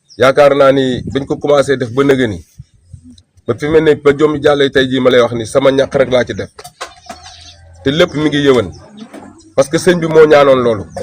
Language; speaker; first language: Wolof; non-native, local second language; Fula